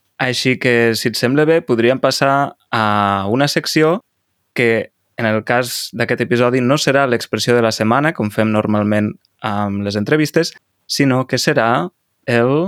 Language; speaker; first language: Catalan; native; Catalan